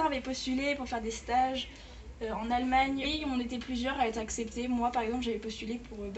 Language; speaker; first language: French; native; French